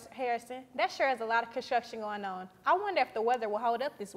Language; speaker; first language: English; native; English